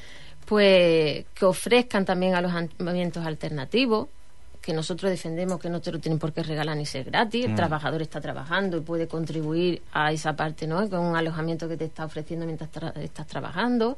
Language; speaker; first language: Spanish; native; Spanish